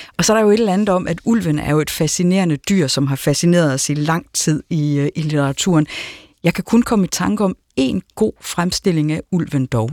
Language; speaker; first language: Danish; native; Danish